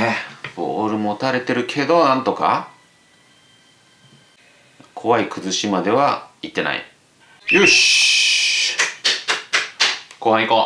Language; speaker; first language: Japanese; native; Japanese